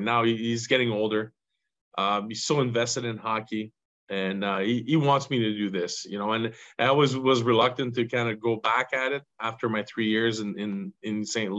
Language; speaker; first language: English; non-native, local second language; French